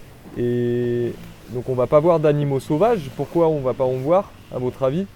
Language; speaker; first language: French; native; French